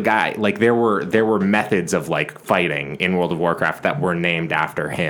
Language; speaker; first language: English; native; English